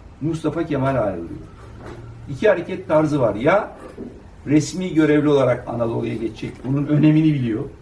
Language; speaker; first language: Turkish; native; Turkish